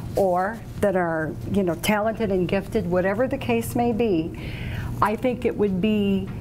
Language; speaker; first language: English; native; English